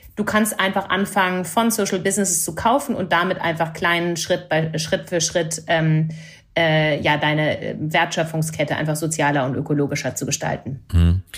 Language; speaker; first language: German; non-native, fluent; English